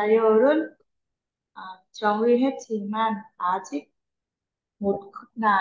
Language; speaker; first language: Korean; non-native, learner; Vietnamese